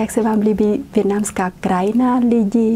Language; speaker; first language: Czech; non-native, fluent; Vietnamese